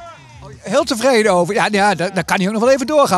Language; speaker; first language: Dutch; native; Dutch